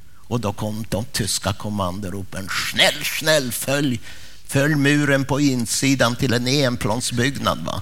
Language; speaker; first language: Swedish; early bilingual, other home language; Polish